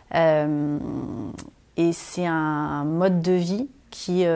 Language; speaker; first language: French; native; French